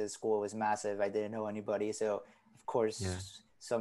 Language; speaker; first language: English; non-native, fluent; Spanish